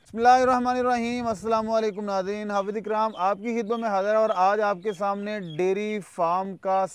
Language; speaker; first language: Urdu; non-native, local second language; Punjabi